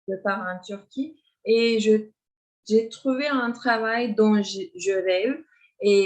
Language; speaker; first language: French; non-native, fluent; Turkish